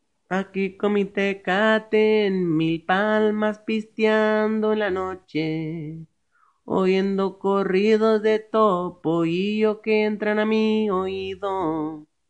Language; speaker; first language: Spanish; early bilingual, heritage; Spanish